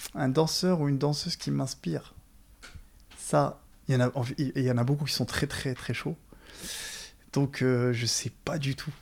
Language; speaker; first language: French; native; French